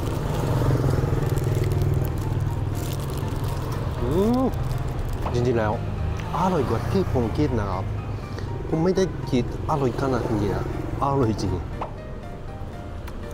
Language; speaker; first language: Thai; non-native, learner; Japanese